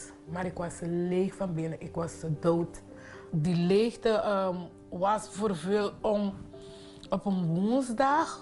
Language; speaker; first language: Dutch; non-native, local second language; Papiamento